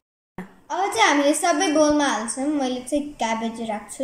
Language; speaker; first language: Nepali; early bilingual, heritage; Nepali